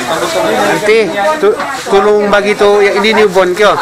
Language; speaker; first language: Malay; native; Malay